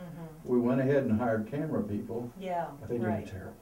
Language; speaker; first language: English; native; English